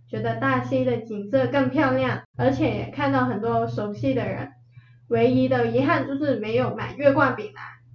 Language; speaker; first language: Chinese; non-native, fluent; Cantonese